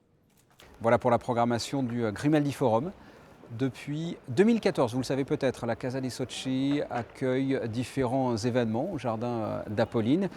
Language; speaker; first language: French; native; French